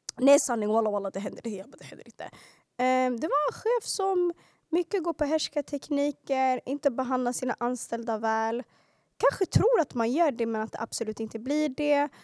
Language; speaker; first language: Swedish; early bilingual, other home language; Arabic